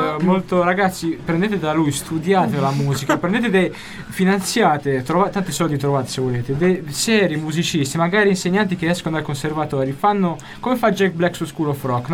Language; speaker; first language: Italian; native; Italian